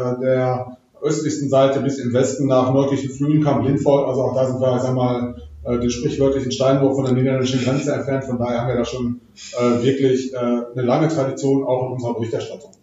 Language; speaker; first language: German; native; German